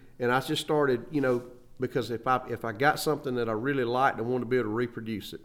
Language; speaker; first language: English; native; English